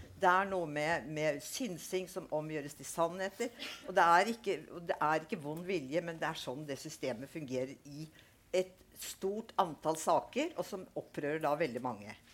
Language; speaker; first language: Norwegian; native; Norwegian